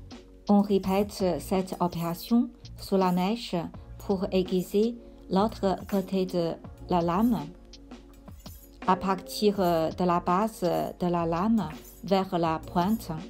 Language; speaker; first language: French; non-native, fluent; Chinese